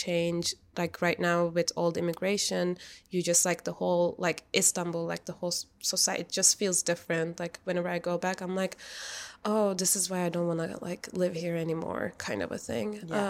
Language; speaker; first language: English; non-native, fluent; Turkish